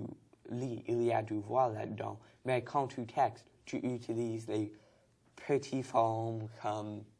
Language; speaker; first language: French; non-native, learner; English